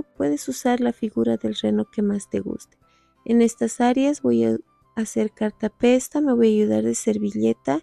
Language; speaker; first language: Spanish; native; Spanish